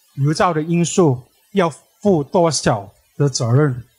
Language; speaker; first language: Chinese; native; Chinese